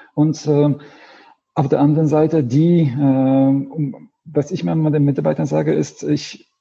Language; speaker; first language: German; non-native, fluent; Polish